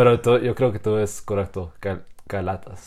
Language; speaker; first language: Spanish; non-native, fluent; English